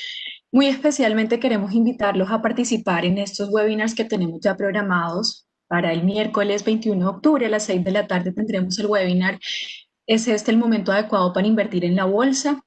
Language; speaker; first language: Spanish; native; Spanish